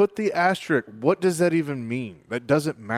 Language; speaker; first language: English; native; English